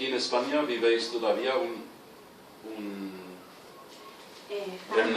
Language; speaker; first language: Spanish; non-native, fluent; German